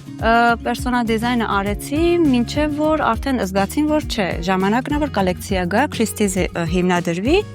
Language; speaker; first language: Armenian; early bilingual, heritage; Armenian